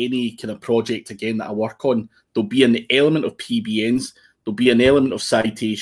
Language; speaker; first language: English; native; English